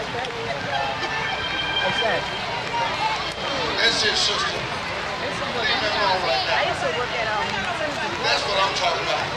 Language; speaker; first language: English; native; English